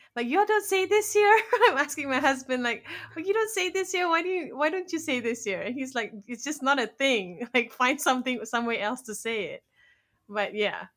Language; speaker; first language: English; native; English